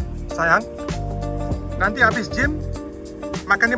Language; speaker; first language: Indonesian; early bilingual, heritage; Dutch